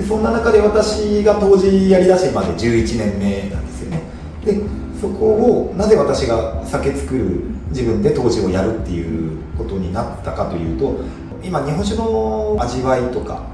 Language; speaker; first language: Japanese; native; Japanese